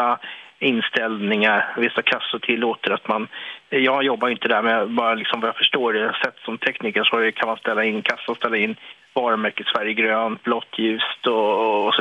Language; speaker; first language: Swedish; native; Swedish